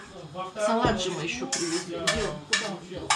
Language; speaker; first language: Russian; native; Russian